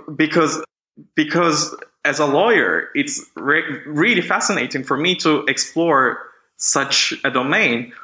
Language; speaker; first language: English; non-native, fluent; Turkish